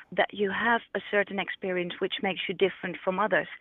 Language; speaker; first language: English; non-native, fluent; Dutch